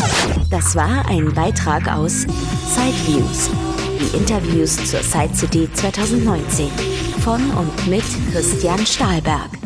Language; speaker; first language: German; native; German